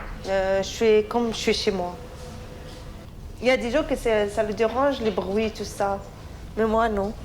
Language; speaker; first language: French; non-native, learner; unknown